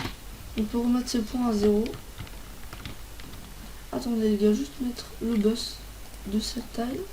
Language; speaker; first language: French; native; French